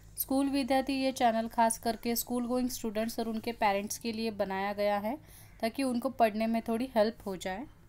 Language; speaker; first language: Hindi; non-native, local second language; Marathi